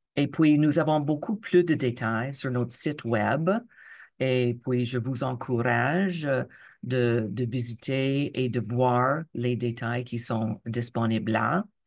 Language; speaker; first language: French; non-native, local second language; English